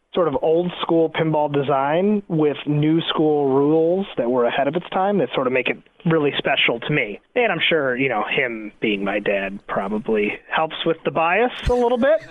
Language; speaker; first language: English; native; English